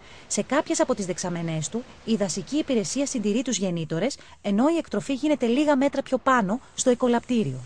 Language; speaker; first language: Greek; native; Greek